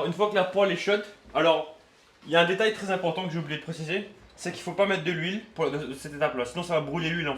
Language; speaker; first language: French; native; French